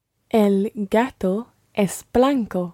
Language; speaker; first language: Spanish; non-native, learner; English